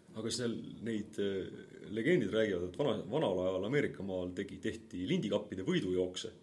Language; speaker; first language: Estonian; native; Estonian